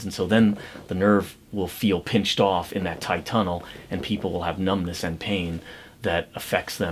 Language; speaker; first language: English; native; English